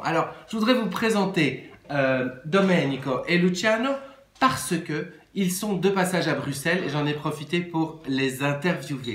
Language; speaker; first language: French; native; French